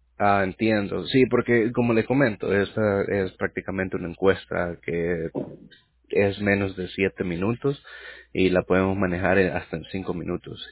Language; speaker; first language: Spanish; native; Spanish